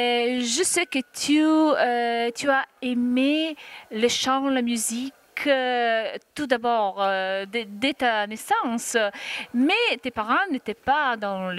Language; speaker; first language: French; non-native, fluent; Italian